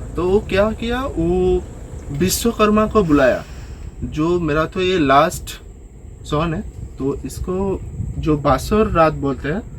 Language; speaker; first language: Hindi; non-native, local second language; Bangla